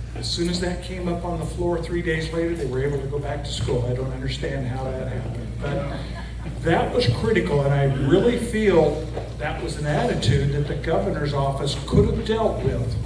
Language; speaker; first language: English; native; English